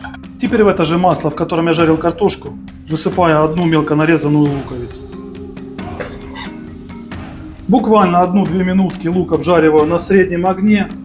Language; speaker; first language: Russian; native; Russian